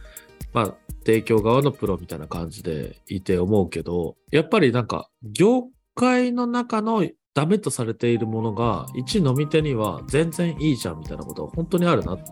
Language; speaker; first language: Japanese; native; Japanese